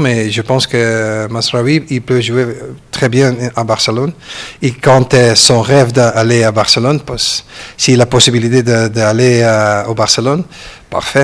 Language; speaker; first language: French; non-native, learner; Dutch